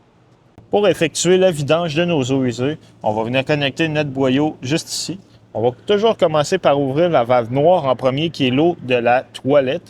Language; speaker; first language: French; native; French